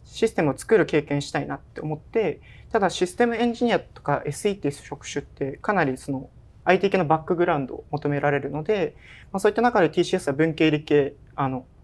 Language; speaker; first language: Japanese; native; Japanese